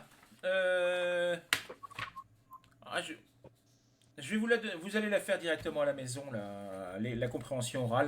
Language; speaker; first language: French; native; French